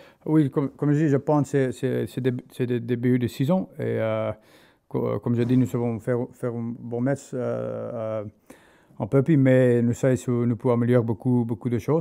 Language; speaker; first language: French; non-native, learner; English